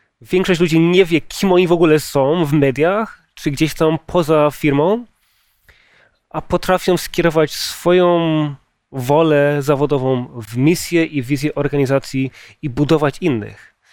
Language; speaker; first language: Polish; early bilingual, heritage; Polish